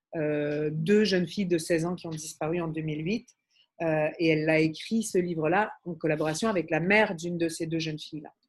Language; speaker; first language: French; native; French